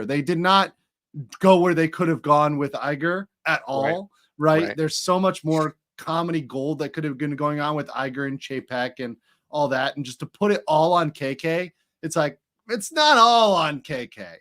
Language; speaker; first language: English; native; English